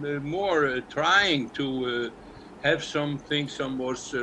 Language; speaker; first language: English; non-native, learner; Icelandic